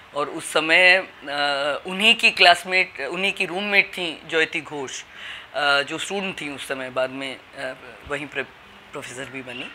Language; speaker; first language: Hindi; native; Hindi